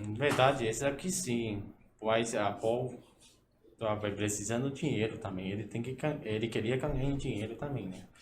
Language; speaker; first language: Portuguese; non-native, learner; Cantonese